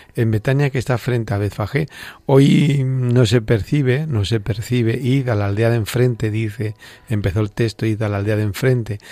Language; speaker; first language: Spanish; native; Spanish